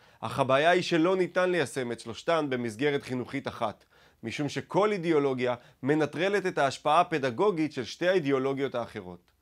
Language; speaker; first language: Hebrew; native; Hebrew